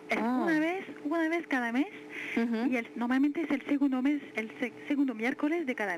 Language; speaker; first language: Spanish; non-native, fluent; French